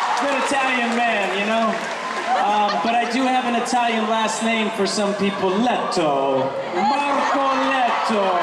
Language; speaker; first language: English; native; English